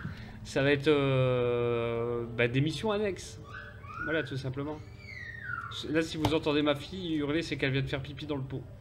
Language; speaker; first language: French; native; French